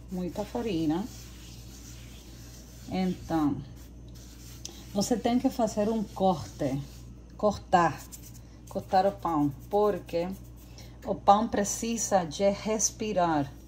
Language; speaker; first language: Portuguese; non-native, learner; Spanish